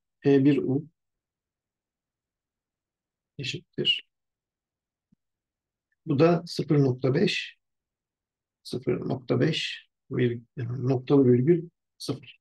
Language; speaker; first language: Turkish; native; Turkish